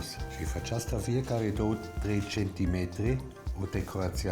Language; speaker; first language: Romanian; non-native, learner; Swiss German